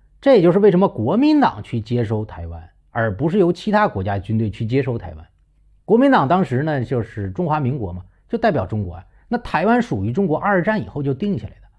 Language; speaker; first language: Chinese; native; Chinese